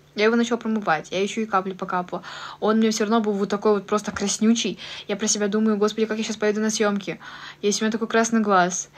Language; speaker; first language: Russian; native; Russian